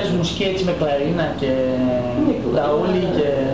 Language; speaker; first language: Greek; native; Greek